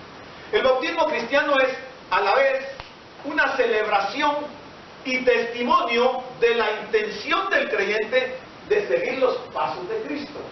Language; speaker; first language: Spanish; native; Spanish